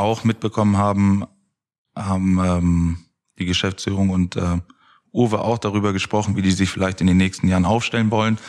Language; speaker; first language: German; native; German